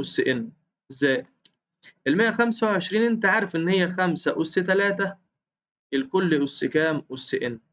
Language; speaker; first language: Arabic; native; Arabic